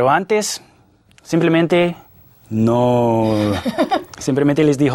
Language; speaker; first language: Spanish; non-native, fluent; English